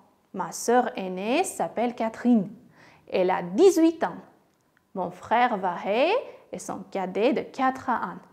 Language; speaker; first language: French; non-native, fluent; Armenian